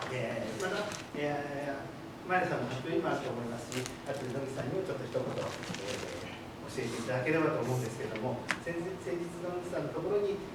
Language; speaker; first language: Japanese; native; Japanese